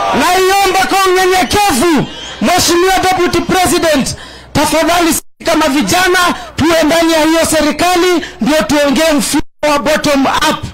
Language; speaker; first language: Swahili; non-native, local second language; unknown